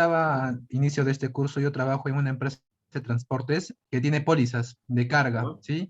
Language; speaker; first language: Spanish; native; Spanish